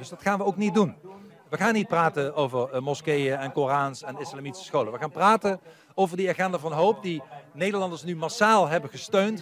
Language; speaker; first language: Dutch; native; Dutch